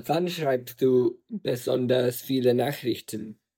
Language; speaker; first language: German; non-native, learner; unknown